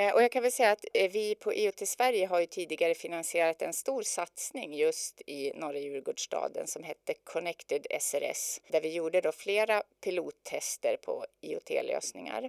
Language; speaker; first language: Swedish; native; Swedish